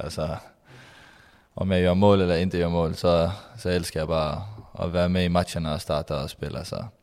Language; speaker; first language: Swedish; non-native, learner; Danish